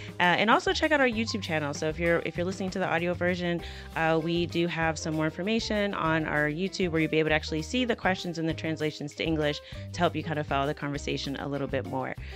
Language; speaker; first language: English; native; English